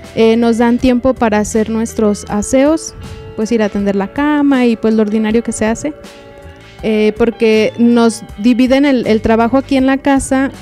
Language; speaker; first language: Spanish; native; Spanish